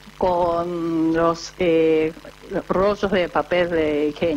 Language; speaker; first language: Spanish; non-native, fluent; Japanese